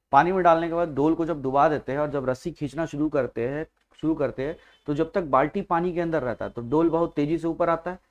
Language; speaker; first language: Hindi; native; Hindi